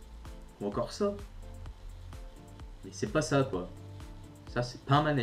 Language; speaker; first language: French; native; French